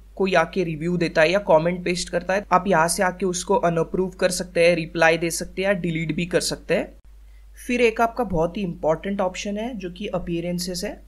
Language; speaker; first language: Hindi; native; Hindi